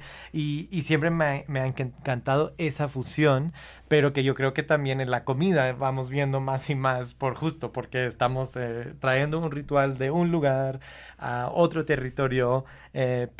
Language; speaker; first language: Spanish; non-native, fluent; English